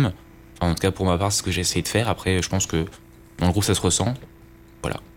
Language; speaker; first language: French; native; French